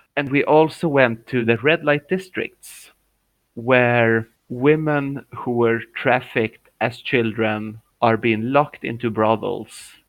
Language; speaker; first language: English; non-native, fluent; Swedish